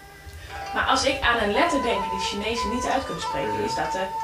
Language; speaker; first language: Dutch; native; Dutch